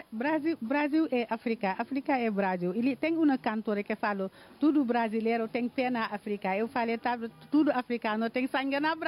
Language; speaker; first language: Portuguese; non-native, learner; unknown